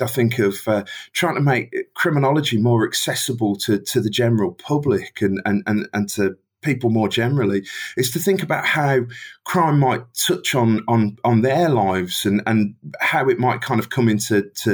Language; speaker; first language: English; native; English